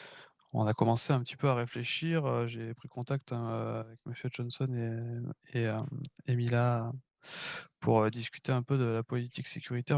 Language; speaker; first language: French; native; French